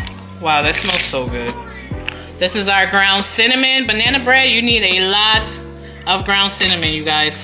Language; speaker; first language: English; native; English